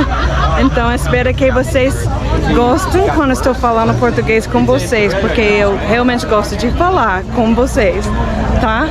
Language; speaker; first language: Portuguese; non-native, fluent; English